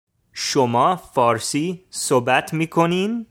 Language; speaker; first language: Persian; non-native, learner; English